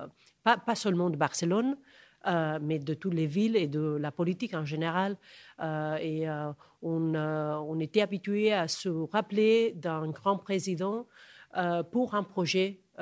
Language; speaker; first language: French; non-native, fluent; Catalan